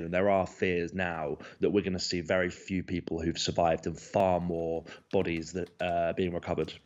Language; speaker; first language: English; native; English